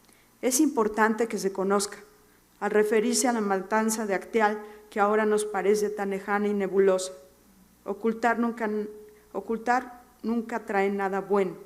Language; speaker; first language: Spanish; native; Spanish